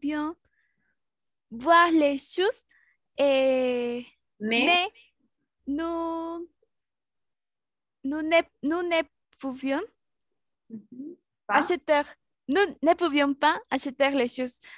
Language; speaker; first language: French; non-native, learner; Spanish